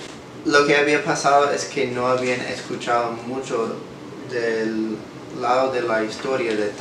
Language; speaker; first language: Spanish; non-native, fluent; English